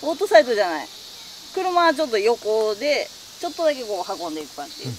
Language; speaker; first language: Japanese; native; Japanese